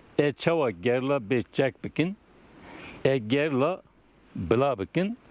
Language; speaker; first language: Kurdish; non-native, local second language; Turkish